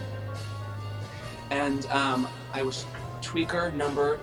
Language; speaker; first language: English; native; English